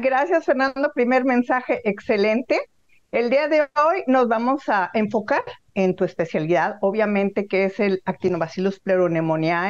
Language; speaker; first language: Spanish; native; Spanish